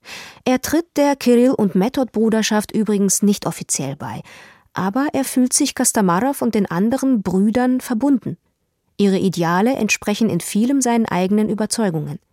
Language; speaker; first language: German; native; German